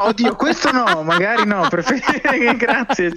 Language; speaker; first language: Italian; native; Italian